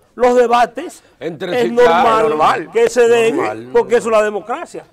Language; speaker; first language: Spanish; native; Spanish